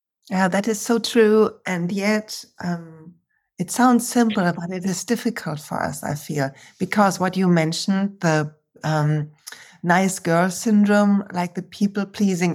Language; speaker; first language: English; non-native, fluent; German